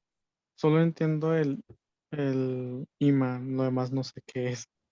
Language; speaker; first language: Spanish; native; Spanish